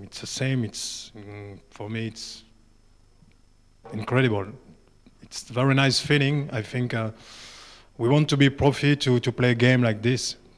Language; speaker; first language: English; non-native, learner; French